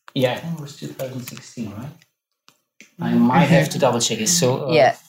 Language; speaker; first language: English; non-native, fluent; German